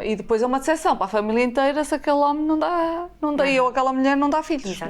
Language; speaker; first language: Portuguese; native; Portuguese